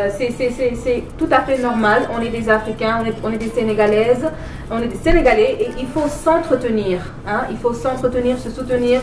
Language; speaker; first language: French; non-native, local second language; Wolof